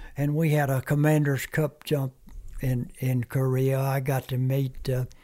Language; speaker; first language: English; early bilingual, other home language; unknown